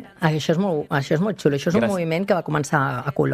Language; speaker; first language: Catalan; native; Catalan